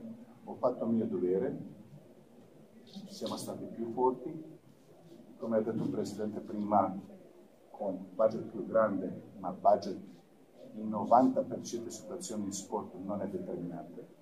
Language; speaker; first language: Italian; non-native, fluent; Croatian